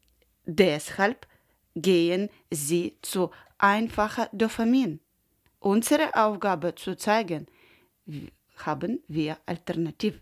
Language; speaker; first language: German; non-native, learner; Ukrainian